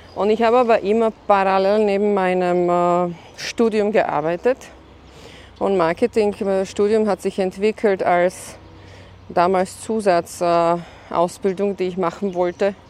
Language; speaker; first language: German; non-native, fluent; Slovak